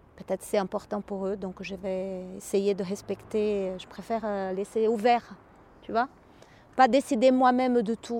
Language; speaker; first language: French; non-native, fluent; Portuguese